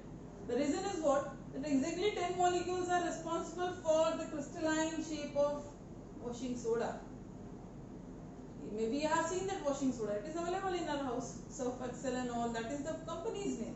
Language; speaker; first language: English; non-native, local second language; Hindi